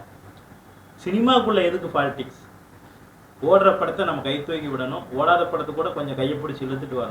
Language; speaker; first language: Tamil; native; Tamil